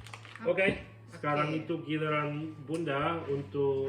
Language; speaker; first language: Indonesian; non-native, fluent; English